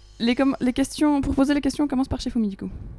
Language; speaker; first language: French; native; French